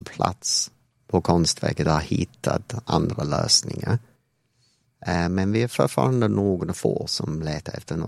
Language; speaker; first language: Swedish; non-native, fluent; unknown